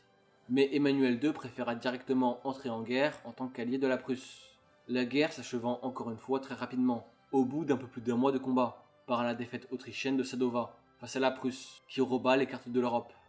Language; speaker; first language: French; native; French